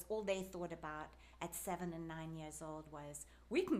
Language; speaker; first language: English; native; English